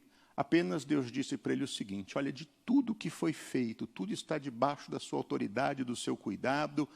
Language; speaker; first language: Portuguese; native; Portuguese